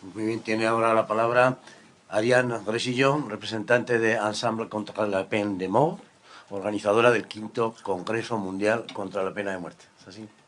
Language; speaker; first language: Spanish; native; Spanish